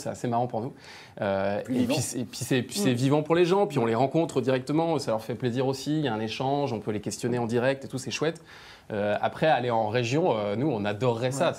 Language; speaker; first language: French; native; French